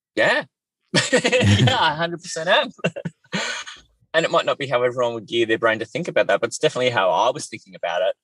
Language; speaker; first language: English; native; English